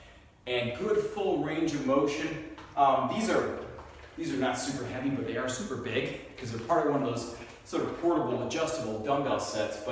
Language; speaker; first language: English; native; English